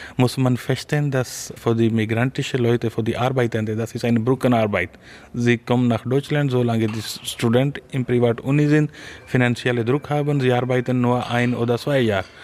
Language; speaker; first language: German; non-native, learner; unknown